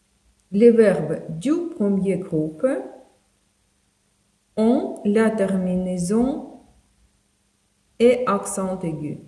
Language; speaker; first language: French; non-native, fluent; Ukrainian